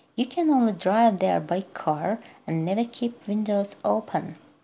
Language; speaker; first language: English; non-native, fluent; Azerbaijani